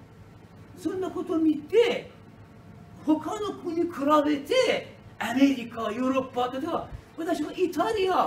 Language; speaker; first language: Japanese; non-native, learner; Persian